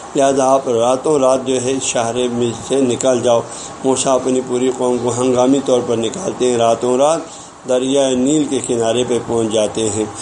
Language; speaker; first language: Urdu; non-native, local second language; Balti